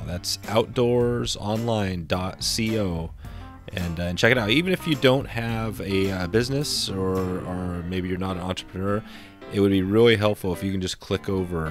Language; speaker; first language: English; native; English